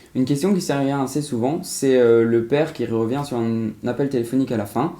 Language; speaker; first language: French; native; French